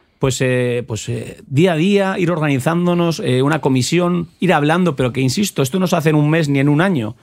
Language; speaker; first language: Spanish; native; Spanish